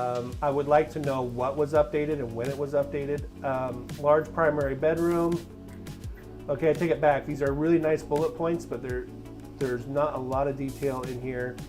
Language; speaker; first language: English; native; English